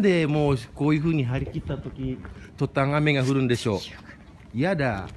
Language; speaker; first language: Japanese; non-native, fluent; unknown